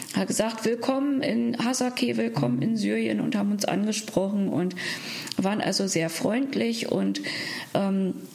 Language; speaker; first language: German; native; German